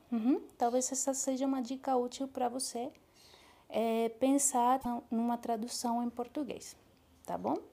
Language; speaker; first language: Spanish; non-native, fluent; Portuguese